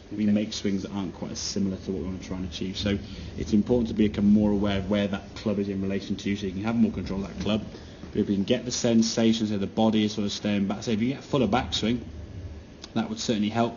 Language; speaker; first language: English; native; English